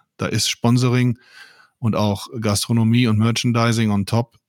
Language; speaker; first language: German; native; German